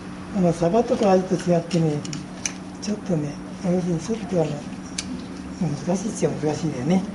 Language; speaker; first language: Japanese; native; Japanese